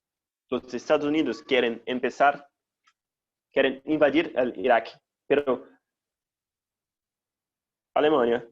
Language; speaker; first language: Spanish; non-native, fluent; Portuguese